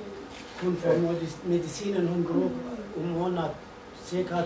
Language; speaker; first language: Danish; non-native, fluent; Kurdish